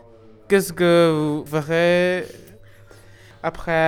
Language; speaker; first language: French; non-native, learner; Chinese